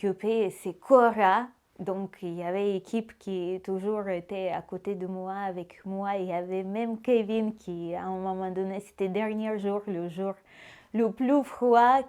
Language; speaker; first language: French; non-native, fluent; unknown